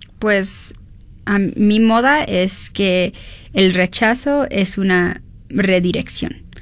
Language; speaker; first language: Spanish; early bilingual, heritage; Spanish